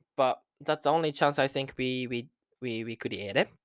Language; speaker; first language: English; non-native, learner; Japanese